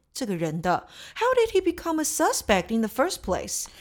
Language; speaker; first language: English; non-native, fluent; Chinese